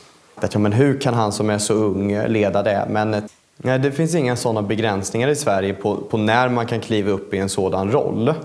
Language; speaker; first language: Swedish; native; Swedish